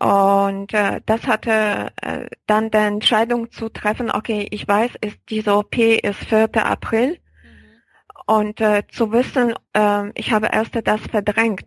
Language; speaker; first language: German; non-native, fluent; Polish